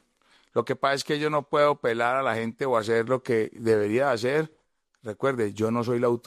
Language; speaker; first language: Spanish; native; Spanish